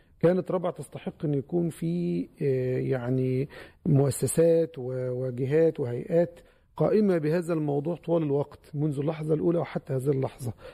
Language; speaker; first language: Arabic; native; Arabic